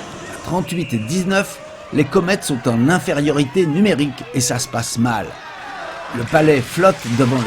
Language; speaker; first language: French; native; French